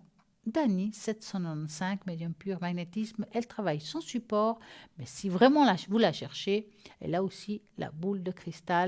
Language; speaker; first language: French; native; French